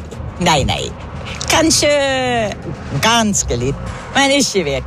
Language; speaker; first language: Norwegian; non-native, fluent; French